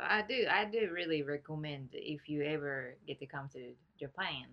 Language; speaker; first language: English; non-native, fluent; Japanese